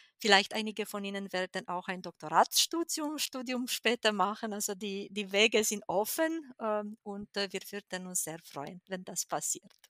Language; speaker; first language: German; non-native, fluent; Romanian